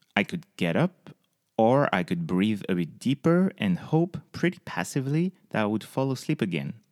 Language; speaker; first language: English; non-native, fluent; French